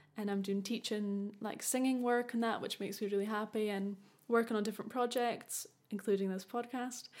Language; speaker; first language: English; native; English